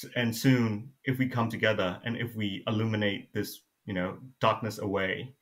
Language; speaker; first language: English; non-native, fluent; Burmese